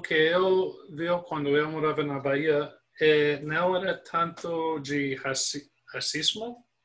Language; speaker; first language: Portuguese; non-native, fluent; English